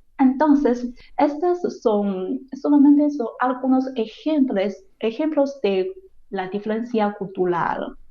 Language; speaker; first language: Spanish; non-native, fluent; Chinese